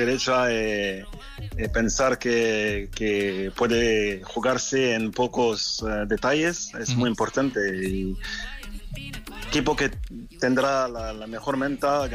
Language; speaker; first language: Spanish; non-native, fluent; French